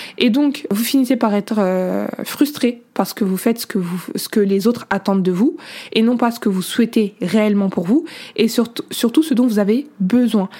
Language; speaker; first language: French; native; French